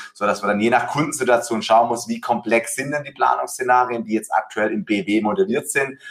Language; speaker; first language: German; native; German